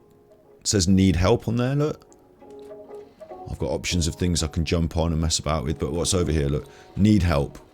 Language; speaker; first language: English; native; English